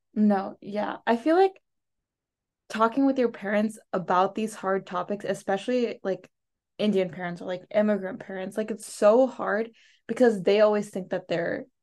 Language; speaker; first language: English; early bilingual, other home language; Telugu